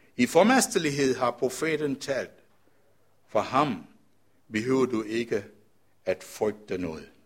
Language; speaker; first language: Danish; non-native, fluent; Sinhala